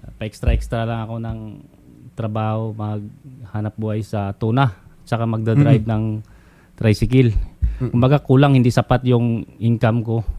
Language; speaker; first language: Filipino; non-native, local second language; Cebuano